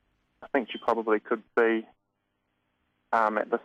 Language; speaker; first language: English; native; English